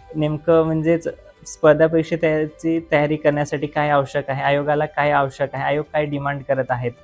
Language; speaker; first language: Marathi; non-native, local second language; Bhili